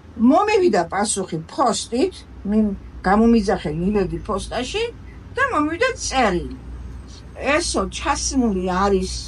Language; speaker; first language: Georgian; native; Georgian